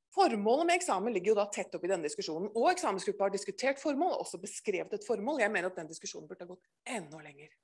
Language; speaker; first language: Norwegian; native; Norwegian